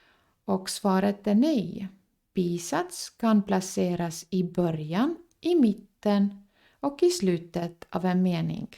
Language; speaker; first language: Swedish; non-native, fluent; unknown